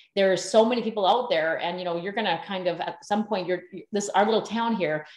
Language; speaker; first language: English; native; English